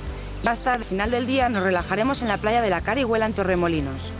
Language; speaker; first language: Spanish; native; Spanish